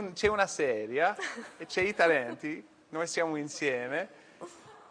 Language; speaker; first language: Italian; non-native, fluent; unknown